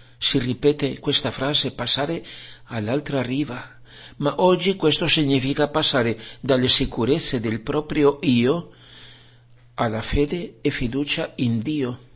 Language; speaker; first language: Italian; non-native, fluent; Spanish